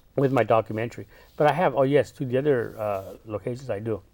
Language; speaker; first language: English; native; English